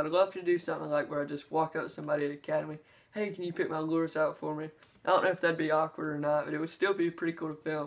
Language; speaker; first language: English; native; English